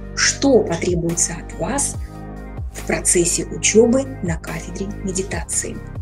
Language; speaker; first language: Russian; native; Russian